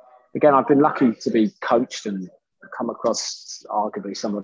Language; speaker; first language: English; native; English